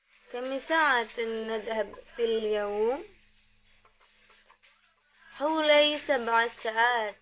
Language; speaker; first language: Arabic; non-native, learner; Indonesian